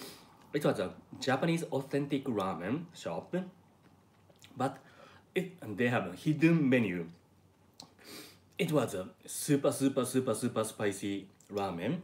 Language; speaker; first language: English; non-native, learner; Japanese